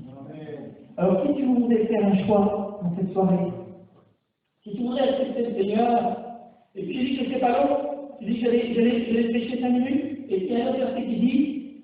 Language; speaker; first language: French; native; French